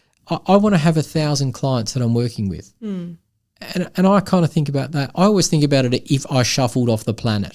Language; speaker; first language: English; native; English